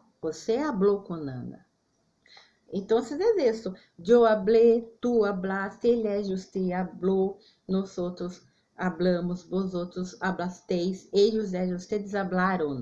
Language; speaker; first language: Spanish; non-native, fluent; Portuguese